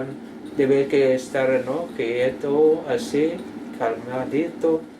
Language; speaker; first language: Spanish; non-native, learner; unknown